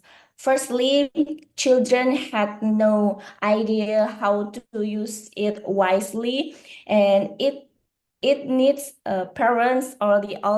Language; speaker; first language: English; non-native, learner; Indonesian